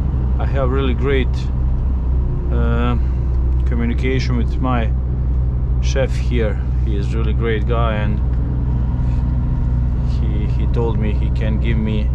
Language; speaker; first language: English; non-native, learner; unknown